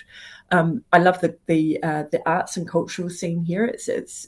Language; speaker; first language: English; native; English